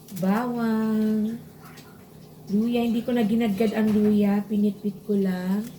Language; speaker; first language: Filipino; non-native, local second language; Bikol